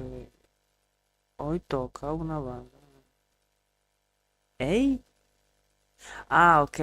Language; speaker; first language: Spanish; non-native, learner; English